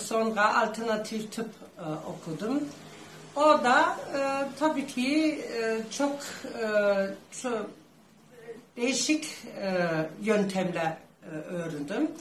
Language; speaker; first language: Turkish; non-native, learner; German